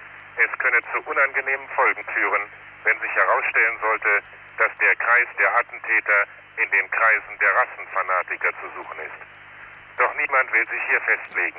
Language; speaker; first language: German; native; German